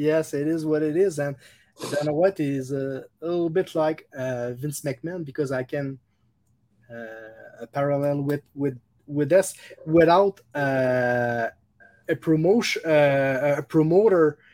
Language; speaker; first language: English; non-native, local second language; French